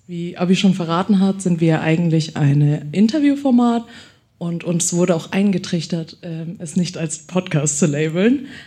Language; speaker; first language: German; early bilingual, other home language; Chinese